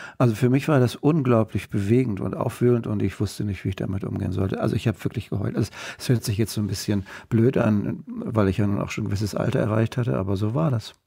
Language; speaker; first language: German; native; German